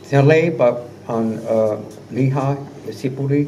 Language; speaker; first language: Finnish; non-native, learner; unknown